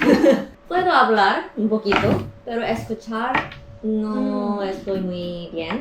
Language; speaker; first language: Spanish; non-native, learner; Korean